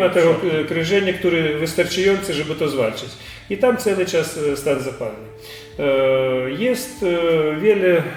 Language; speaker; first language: Polish; non-native, learner; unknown